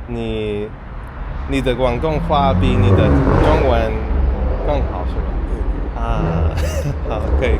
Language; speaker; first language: Chinese; non-native, learner; English